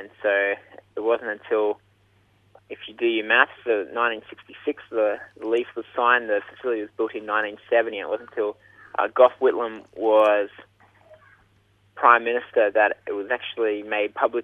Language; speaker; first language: English; native; English